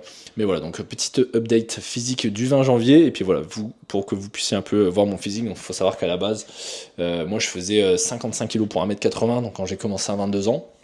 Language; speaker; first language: French; native; French